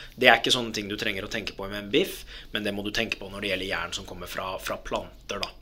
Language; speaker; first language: Norwegian; early bilingual, other home language; Arabic